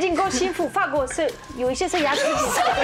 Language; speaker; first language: Chinese; non-native, learner; French